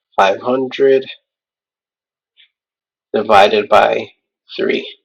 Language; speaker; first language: English; native; English